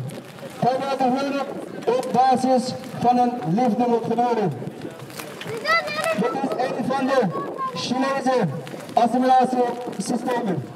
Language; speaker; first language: Dutch; non-native, fluent; Uyghur